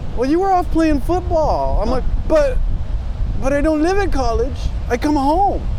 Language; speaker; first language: English; native; English